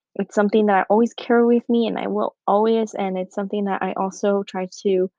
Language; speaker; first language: English; early bilingual, other home language; Spanish